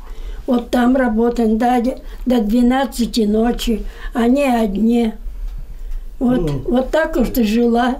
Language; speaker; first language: Russian; native; Russian